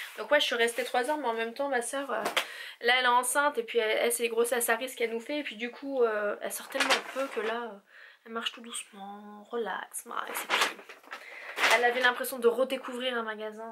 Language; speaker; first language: French; native; French